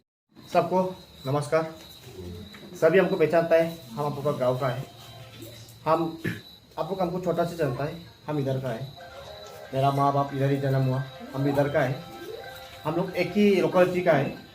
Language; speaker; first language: Hindi; non-native, local second language; Garo